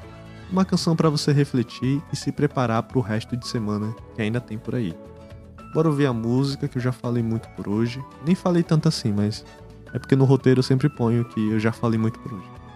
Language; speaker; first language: Portuguese; native; Portuguese